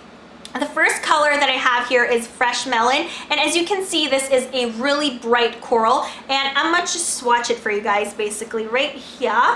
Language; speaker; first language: English; non-native, local second language; Filipino